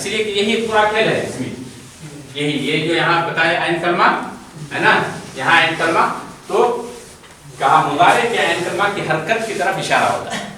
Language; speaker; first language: Urdu; non-native, local second language; Bangla